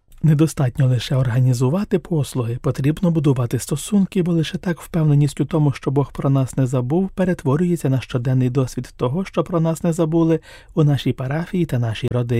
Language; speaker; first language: Ukrainian; native; Ukrainian